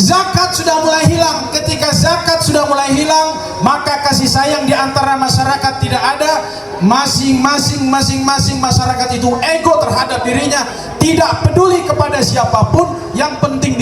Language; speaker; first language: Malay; non-native, local second language; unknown